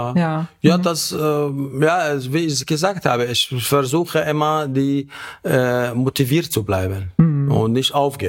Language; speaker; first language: German; non-native, learner; Arabic